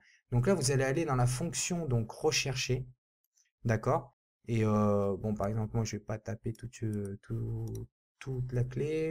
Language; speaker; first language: French; native; French